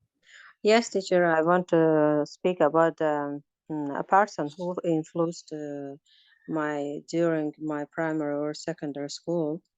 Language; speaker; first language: English; non-native, learner; Azerbaijani